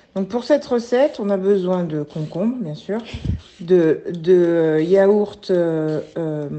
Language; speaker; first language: French; native; French